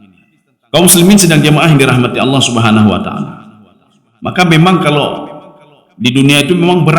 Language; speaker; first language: Indonesian; native; Indonesian